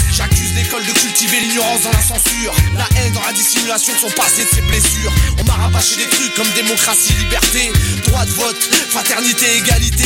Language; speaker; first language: French; early bilingual, other home language; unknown